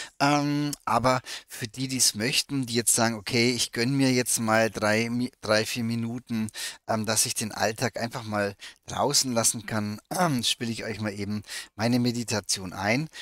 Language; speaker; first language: German; native; German